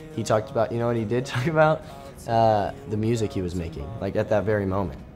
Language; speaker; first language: English; native; English